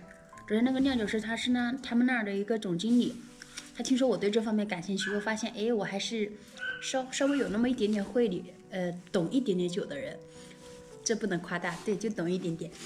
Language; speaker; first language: Chinese; native; Chinese